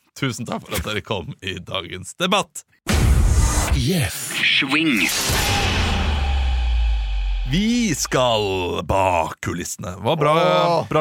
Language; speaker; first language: Norwegian; native; Norwegian